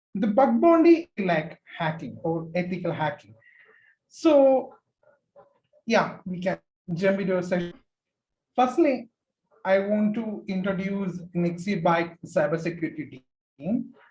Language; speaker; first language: English; non-native, local second language; Malayalam